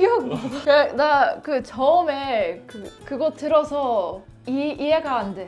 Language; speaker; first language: Korean; non-native, learner; Dutch